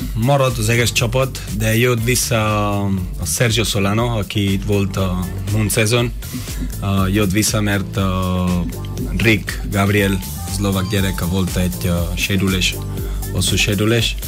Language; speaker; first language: Hungarian; non-native, learner; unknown